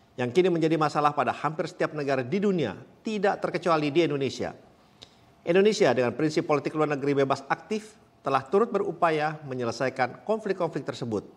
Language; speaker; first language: Indonesian; native; Indonesian